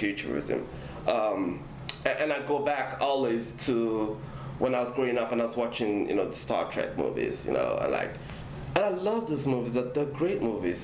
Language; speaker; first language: English; non-native, local second language; Igbo